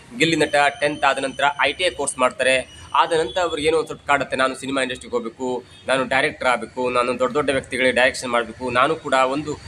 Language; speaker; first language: Kannada; native; Kannada